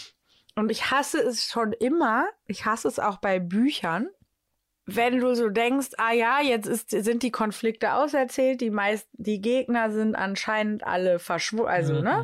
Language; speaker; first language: German; native; German